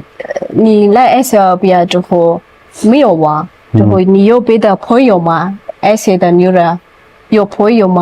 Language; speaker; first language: Chinese; non-native, learner; Amharic